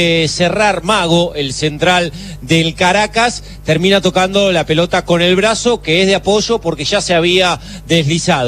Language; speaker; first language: Spanish; native; Spanish